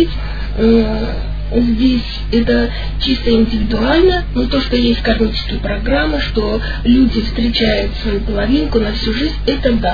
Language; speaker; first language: Russian; native; Russian